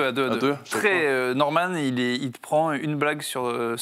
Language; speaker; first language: French; native; French